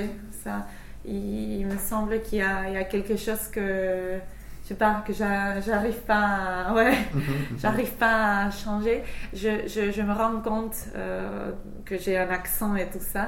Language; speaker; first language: French; non-native, fluent; English